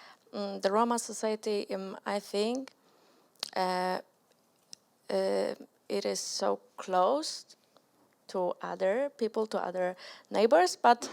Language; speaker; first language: English; non-native, learner; Polish